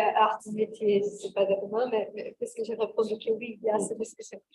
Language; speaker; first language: French; non-native, learner; Portuguese